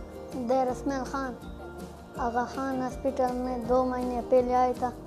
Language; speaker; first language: Hindi; non-native, local second language; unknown